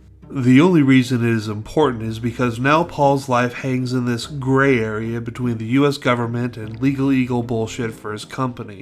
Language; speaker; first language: English; native; English